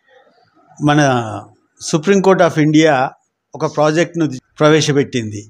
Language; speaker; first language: Telugu; native; Telugu